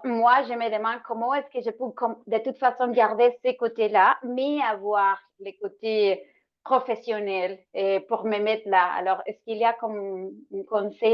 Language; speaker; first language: French; non-native, fluent; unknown